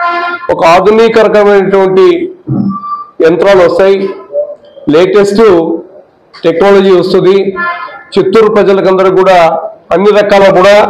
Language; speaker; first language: Telugu; native; Telugu